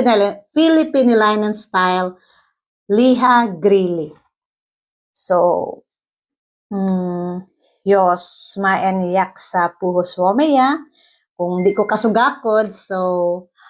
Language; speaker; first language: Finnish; non-native, learner; Cebuano